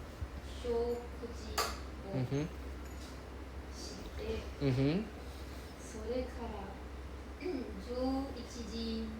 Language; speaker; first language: Japanese; non-native, learner; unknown